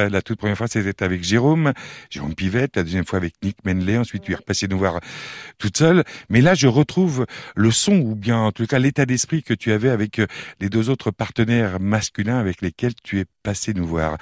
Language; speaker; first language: French; native; French